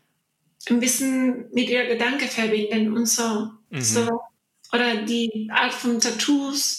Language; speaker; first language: German; non-native, learner; Spanish